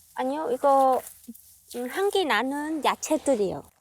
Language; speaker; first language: Korean; non-native, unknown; Vietnamese